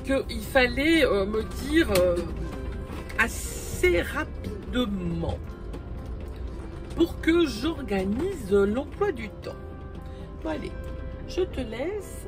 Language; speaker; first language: French; native; French